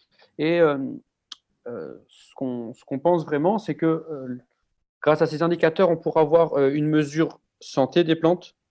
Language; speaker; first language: French; native; French